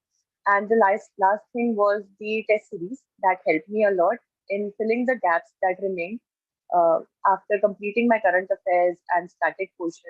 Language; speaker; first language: English; non-native, local second language; Hindi